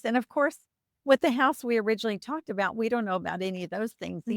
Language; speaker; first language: English; native; English